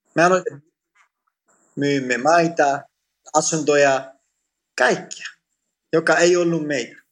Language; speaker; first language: Finnish; non-native, fluent; Greek